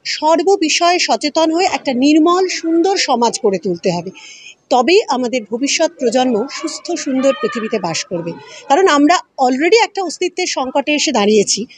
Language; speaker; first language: Bangla; native; Bangla